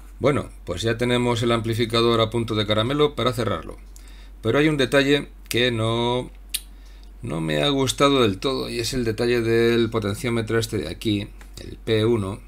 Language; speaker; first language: Spanish; native; Spanish